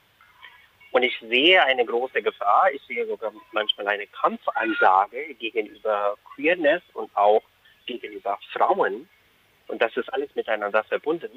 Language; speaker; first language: German; non-native, fluent; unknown